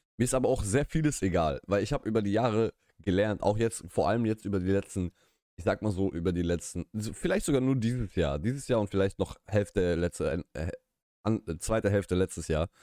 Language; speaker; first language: German; early bilingual, other home language; Russian